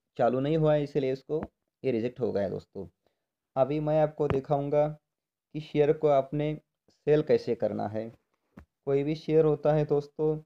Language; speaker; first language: Hindi; non-native, local second language; Marathi